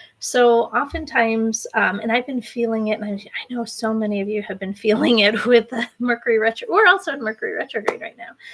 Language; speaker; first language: English; native; English